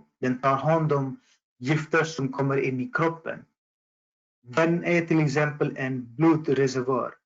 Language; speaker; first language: Swedish; non-native, fluent; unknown